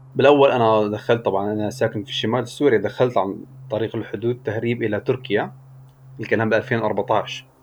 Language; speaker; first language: Arabic; native; Arabic